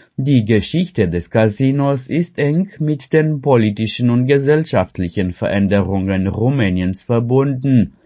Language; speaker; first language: German; non-native, fluent; Romanian